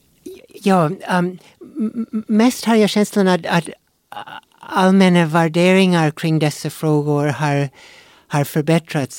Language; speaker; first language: Swedish; non-native, fluent; English